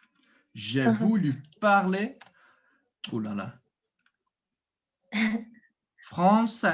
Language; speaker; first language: French; non-native, fluent; Portuguese